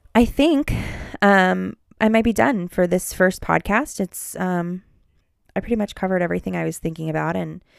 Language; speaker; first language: English; native; English